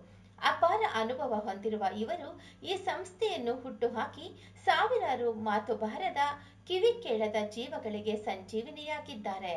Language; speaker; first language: Kannada; native; Kannada